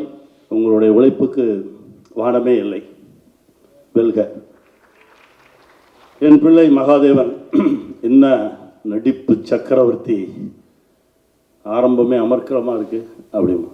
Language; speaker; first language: Tamil; native; Tamil